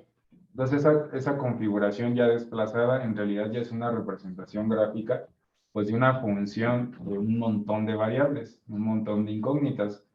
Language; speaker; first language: Spanish; native; Spanish